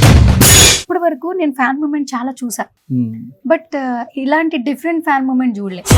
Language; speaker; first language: Telugu; native; Telugu